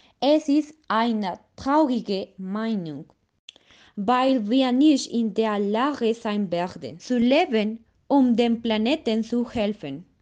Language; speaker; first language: German; non-native, learner; Spanish